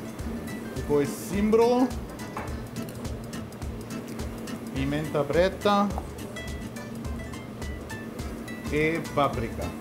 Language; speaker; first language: Portuguese; non-native, learner; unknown